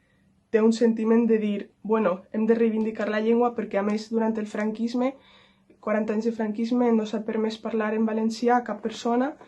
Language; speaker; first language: Catalan; non-native, local second language; Spanish